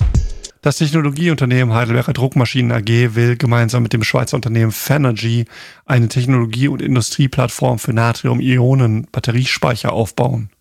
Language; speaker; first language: German; native; German